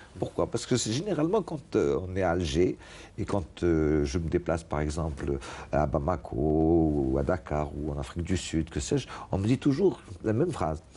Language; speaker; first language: French; non-native, local second language; Arabic